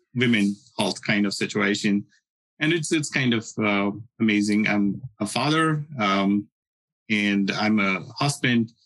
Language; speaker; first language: English; non-native, local second language; Hindi